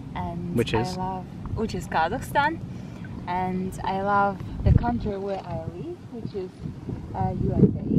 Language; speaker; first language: English; non-native, fluent; Kazakh